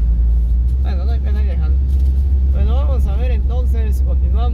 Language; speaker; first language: Spanish; native; Spanish